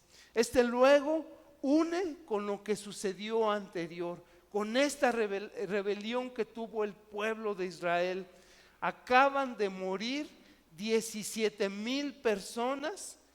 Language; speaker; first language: Spanish; native; Spanish